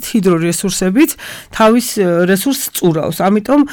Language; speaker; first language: Georgian; native; Georgian